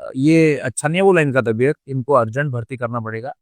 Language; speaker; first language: Hindi; non-native, local second language; Marathi